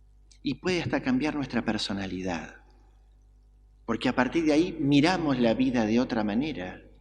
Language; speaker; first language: Spanish; native; Spanish